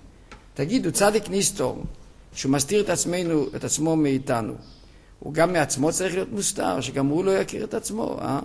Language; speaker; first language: Hebrew; non-native, fluent; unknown